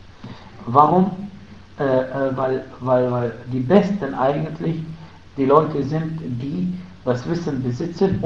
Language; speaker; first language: German; non-native, fluent; Arabic